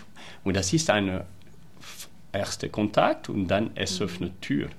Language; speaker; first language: German; non-native, local second language; French